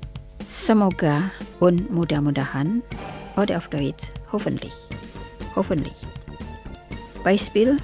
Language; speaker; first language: German; non-native, fluent; Indonesian